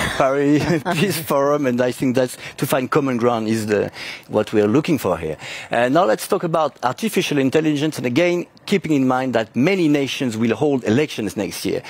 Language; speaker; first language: English; non-native, fluent; French